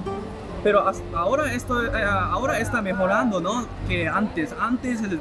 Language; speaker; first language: Spanish; non-native, learner; Japanese